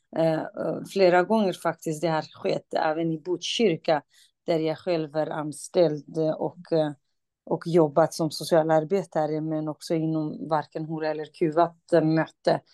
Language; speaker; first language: Swedish; non-native, fluent; Kurdish